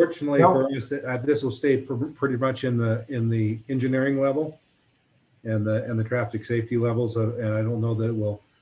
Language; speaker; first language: English; native; English